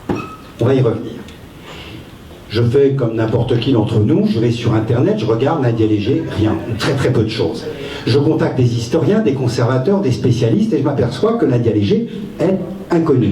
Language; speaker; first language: French; native; French